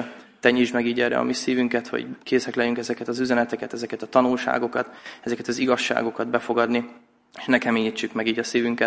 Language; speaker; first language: Hungarian; native; Hungarian